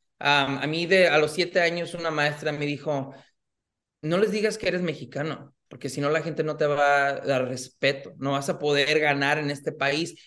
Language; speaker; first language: Spanish; early bilingual, heritage; Spanish